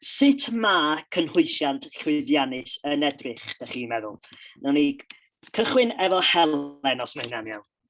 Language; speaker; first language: Welsh; non-native, local second language; English